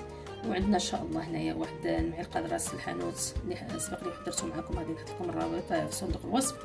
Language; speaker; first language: Arabic; native; Arabic